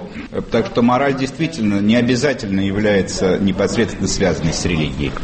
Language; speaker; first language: Russian; native; Russian